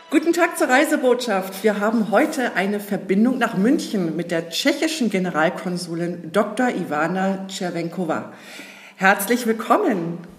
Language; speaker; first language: German; native; German